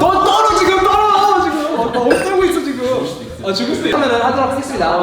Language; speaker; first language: Korean; native; Korean